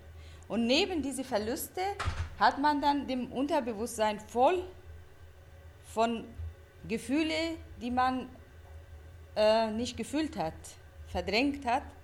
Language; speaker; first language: German; non-native, fluent; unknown